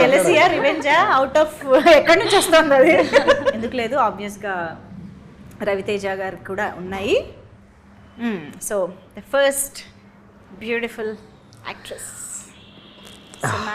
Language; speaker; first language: Telugu; native; Telugu